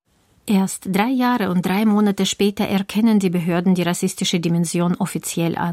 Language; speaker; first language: German; native; German